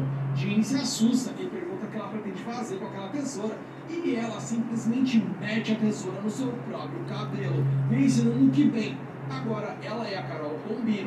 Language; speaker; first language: Portuguese; native; Portuguese